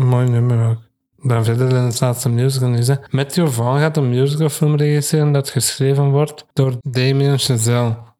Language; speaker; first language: Dutch; native; Dutch